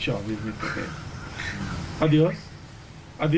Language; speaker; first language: English; non-native, local second language; Hindi